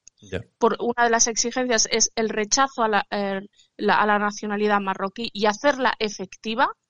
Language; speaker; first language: Spanish; early bilingual, other home language; Arabic